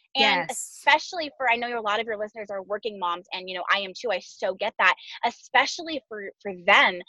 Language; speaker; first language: English; native; English